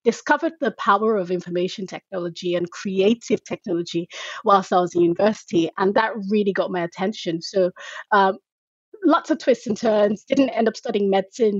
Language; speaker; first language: English; non-native, local second language; Yoruba